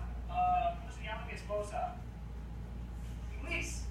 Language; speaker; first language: Spanish; non-native, fluent; English